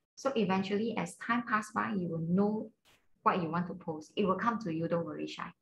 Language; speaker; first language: English; non-native, local second language; Cantonese